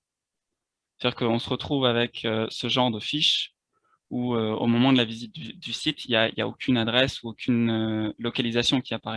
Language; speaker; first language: French; native; French